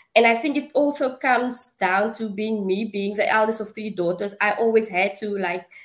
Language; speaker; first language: English; non-native, local second language; Afrikaans